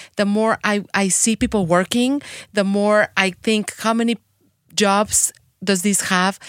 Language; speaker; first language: English; non-native, fluent; Spanish